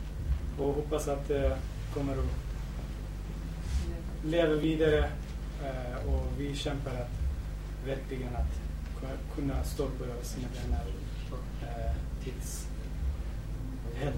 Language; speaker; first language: Swedish; non-native, fluent; Kurdish